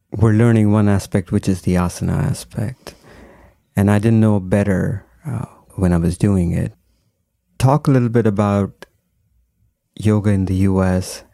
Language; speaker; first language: English; non-native, local second language; Hindi